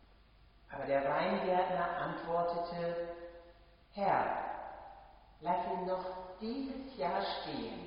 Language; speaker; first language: German; native; German